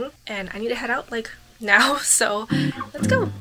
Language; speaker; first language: English; native; English